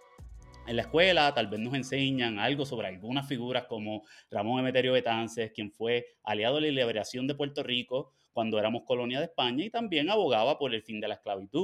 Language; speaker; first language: Spanish; native; Spanish